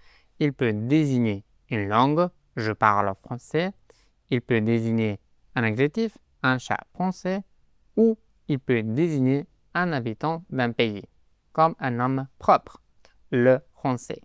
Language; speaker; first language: French; non-native, fluent; Spanish